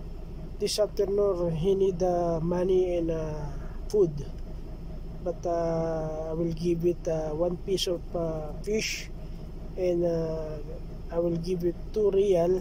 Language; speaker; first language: English; non-native, local second language; Filipino